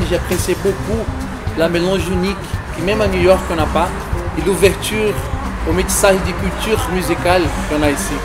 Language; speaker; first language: French; non-native, fluent; Portuguese